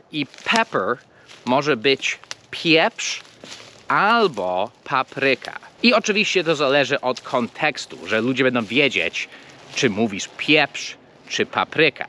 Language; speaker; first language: Polish; non-native, fluent; English